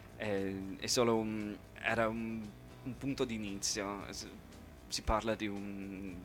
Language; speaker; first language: Italian; non-native, fluent; English